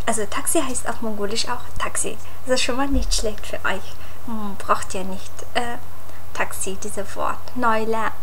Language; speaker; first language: German; non-native, fluent; Mongolian